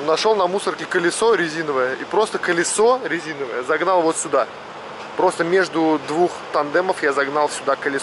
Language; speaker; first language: Russian; native; Russian